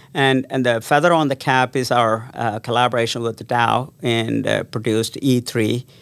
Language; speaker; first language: English; non-native, local second language; Tamil